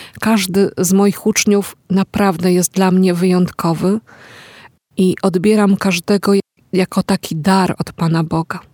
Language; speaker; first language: Polish; native; Polish